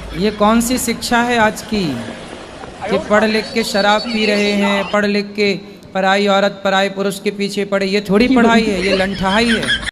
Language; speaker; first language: Hindi; native; Hindi